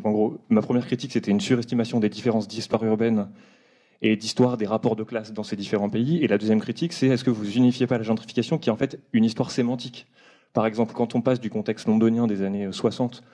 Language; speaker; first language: French; native; French